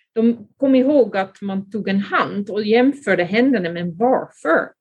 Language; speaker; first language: Swedish; non-native, fluent; Dutch